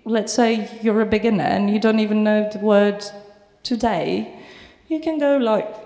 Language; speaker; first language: English; non-native, fluent; Turkish